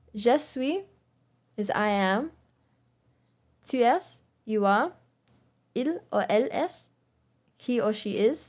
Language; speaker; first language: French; non-native, learner; English